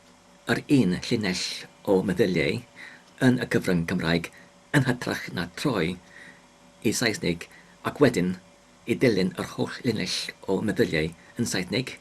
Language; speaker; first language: Welsh; non-native, learner; English